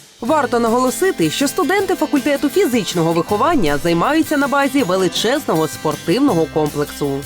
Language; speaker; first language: Ukrainian; native; Ukrainian